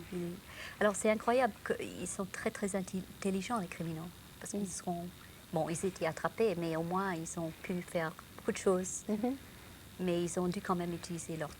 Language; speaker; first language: French; non-native, local second language; English